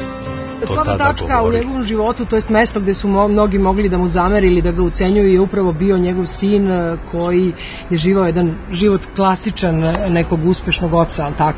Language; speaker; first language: Serbian; native; Serbian